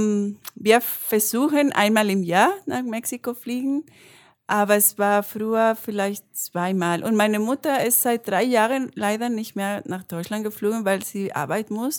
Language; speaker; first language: German; non-native, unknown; Spanish